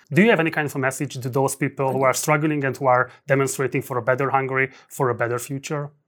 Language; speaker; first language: English; non-native, fluent; Hungarian